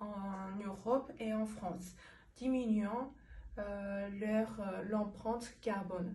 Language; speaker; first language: French; non-native, learner; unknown